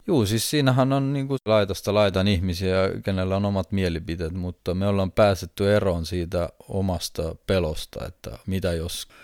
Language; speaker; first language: Finnish; non-native, fluent; Estonian